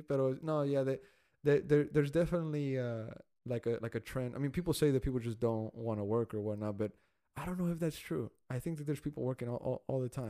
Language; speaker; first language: English; early bilingual, other home language; Spanish